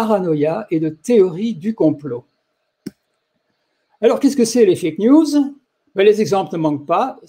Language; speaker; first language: French; native; French